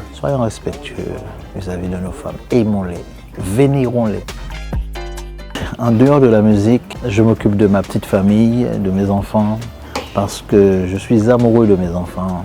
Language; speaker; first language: French; native; French